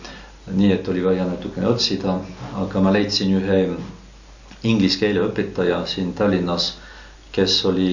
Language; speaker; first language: Estonian; non-native, fluent; French